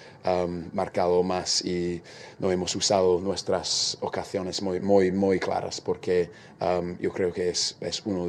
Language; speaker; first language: Spanish; non-native, fluent; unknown